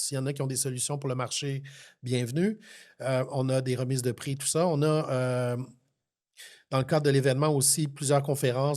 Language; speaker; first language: French; native; French